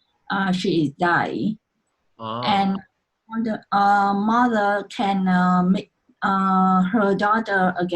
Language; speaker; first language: English; non-native, learner; Vietnamese